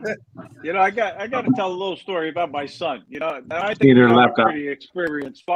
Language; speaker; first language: English; native; English